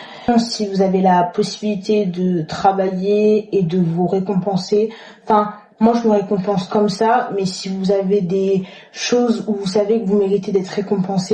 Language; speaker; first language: French; native; French